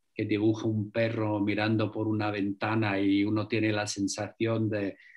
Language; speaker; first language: Spanish; non-native, fluent; English